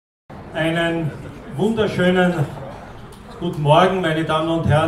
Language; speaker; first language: German; native; German